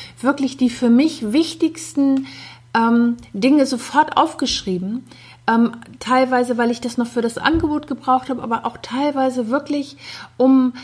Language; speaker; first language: German; native; German